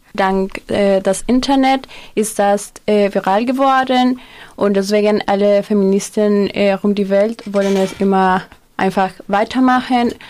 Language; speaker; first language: German; non-native, learner; Spanish